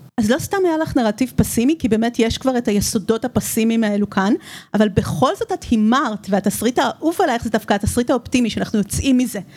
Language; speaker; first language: Hebrew; native; Hebrew